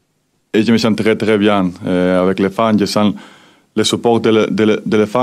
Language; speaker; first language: French; non-native, fluent; Spanish